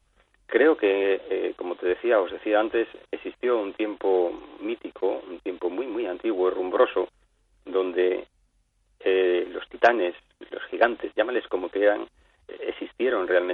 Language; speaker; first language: Spanish; native; Spanish